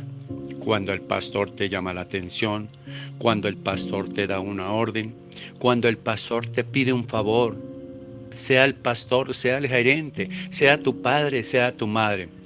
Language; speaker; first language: Spanish; native; Spanish